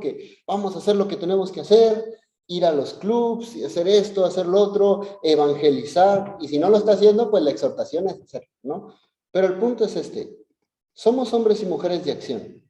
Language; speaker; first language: Spanish; native; Spanish